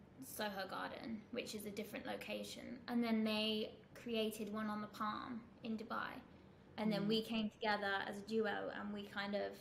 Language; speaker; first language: English; native; English